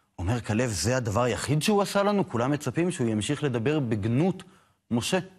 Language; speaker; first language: Hebrew; native; Hebrew